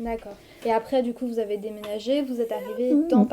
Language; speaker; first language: French; native; French